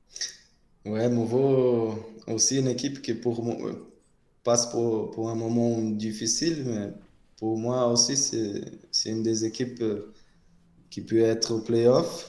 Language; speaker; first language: French; non-native, fluent; Portuguese